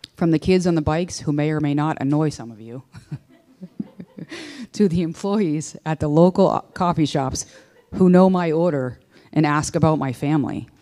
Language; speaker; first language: English; native; English